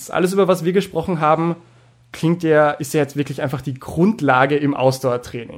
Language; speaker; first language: German; native; German